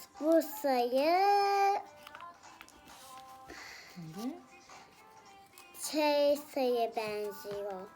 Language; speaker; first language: Turkish; early bilingual, heritage; Turkish